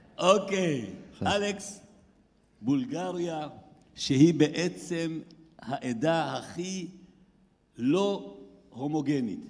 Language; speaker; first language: Hebrew; native; Hebrew